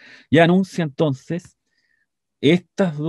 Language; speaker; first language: Spanish; native; Spanish